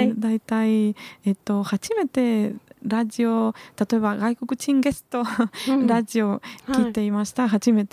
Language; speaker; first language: Japanese; non-native, learner; Spanish